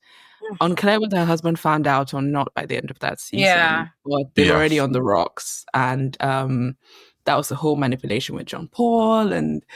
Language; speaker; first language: English; native; English